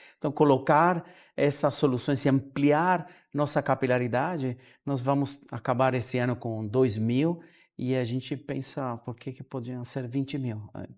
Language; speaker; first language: Portuguese; non-native, fluent; Spanish